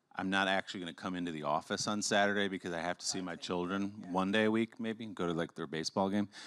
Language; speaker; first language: English; native; English